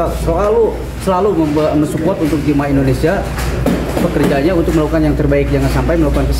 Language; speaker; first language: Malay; non-native, local second language; Sundanese